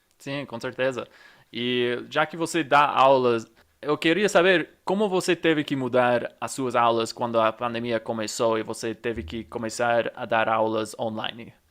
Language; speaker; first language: Portuguese; non-native, fluent; English